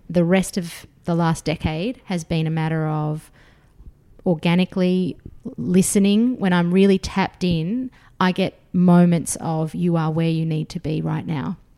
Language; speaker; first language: English; early bilingual, other home language; Russian